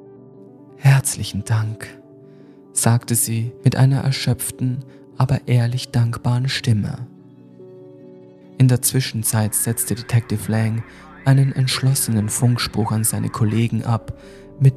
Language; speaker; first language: German; native; German